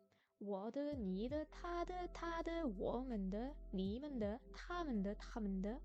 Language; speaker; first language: Chinese; non-native, learner; French